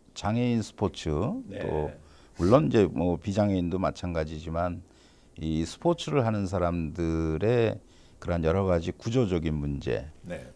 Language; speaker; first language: Korean; native; Korean